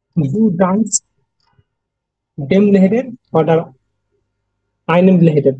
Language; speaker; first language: German; non-native, learner; Bangla